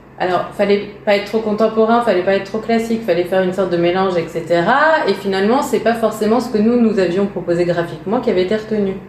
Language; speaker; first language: French; early bilingual, other home language; Hungarian